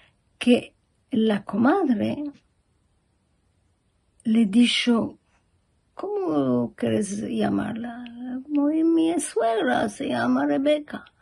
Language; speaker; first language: Spanish; early bilingual, heritage; Ladino